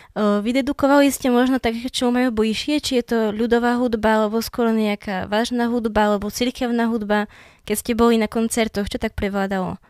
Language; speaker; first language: Slovak; native; Slovak